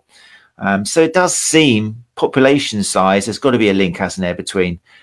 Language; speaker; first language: English; native; English